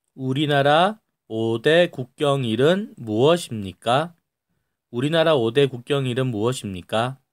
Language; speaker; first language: Korean; native; Korean